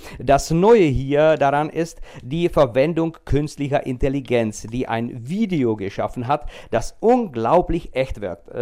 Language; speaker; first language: German; non-native, fluent; Czech